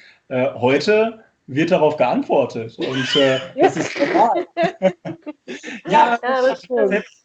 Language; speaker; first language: German; native; German